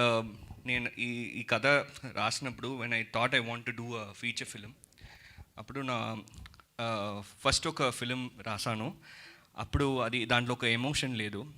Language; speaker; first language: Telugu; early bilingual, heritage; Telugu